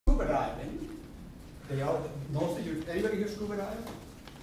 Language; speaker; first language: English; non-native, fluent; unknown